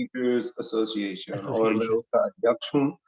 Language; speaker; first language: Hindi; non-native, fluent; English